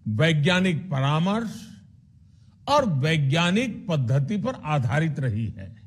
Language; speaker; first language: Hindi; non-native, local second language; Gujarati